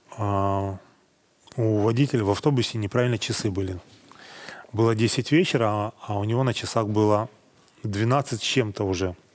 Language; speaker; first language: Russian; native; Russian